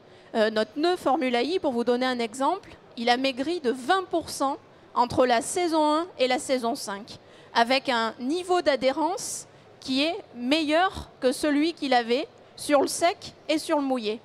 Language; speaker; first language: French; native; French